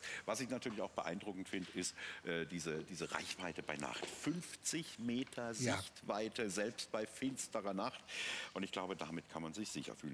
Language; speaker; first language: German; native; German